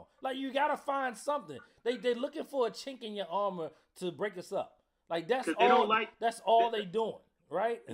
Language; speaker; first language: English; native; English